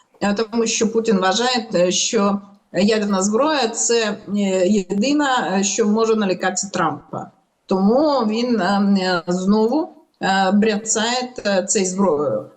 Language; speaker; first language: Ukrainian; non-native, local second language; Russian